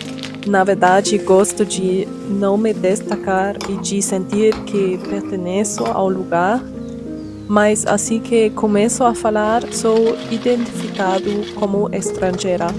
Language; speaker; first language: Portuguese; non-native, fluent; German